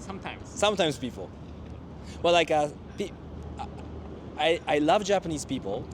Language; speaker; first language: English; non-native, fluent; Japanese